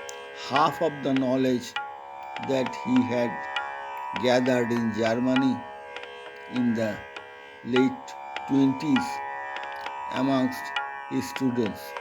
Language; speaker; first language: English; non-native, local second language; Bangla